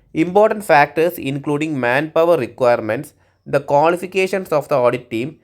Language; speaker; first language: English; non-native, local second language; Malayalam